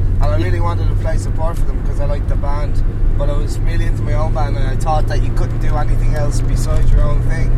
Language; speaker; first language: English; native; English